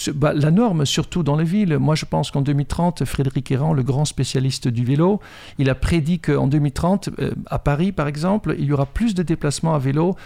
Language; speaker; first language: French; non-native, fluent; Dutch